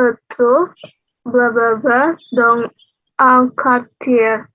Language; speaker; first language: French; non-native, learner; Indonesian